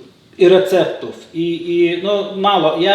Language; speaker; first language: Polish; non-native, learner; Lithuanian